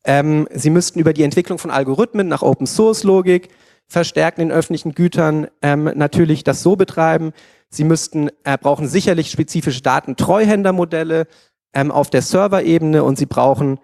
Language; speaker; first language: German; native; German